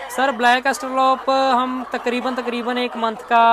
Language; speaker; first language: Hindi; native; Hindi